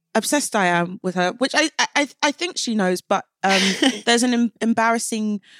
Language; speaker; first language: English; native; English